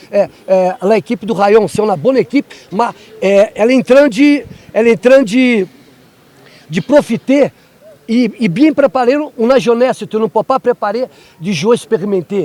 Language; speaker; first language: French; non-native, learner; Portuguese